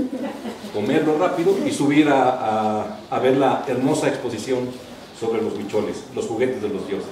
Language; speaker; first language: Spanish; native; Spanish